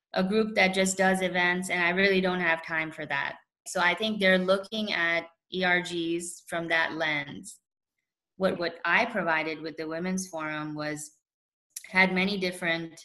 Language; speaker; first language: English; early bilingual, other home language; Urdu